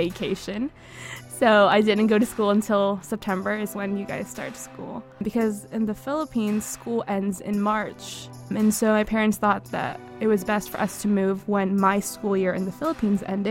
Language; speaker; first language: English; early bilingual, other home language; Hiligaynon